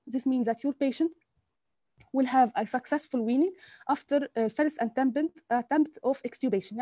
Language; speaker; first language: English; non-native, local second language; Arabic